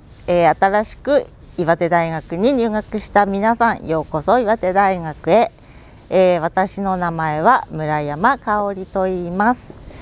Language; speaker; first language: Japanese; native; Japanese